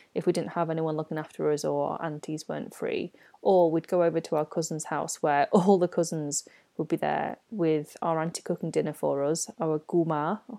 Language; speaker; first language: English; non-native, local second language; Cantonese